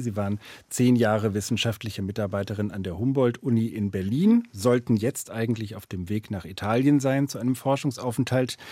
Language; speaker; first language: German; native; German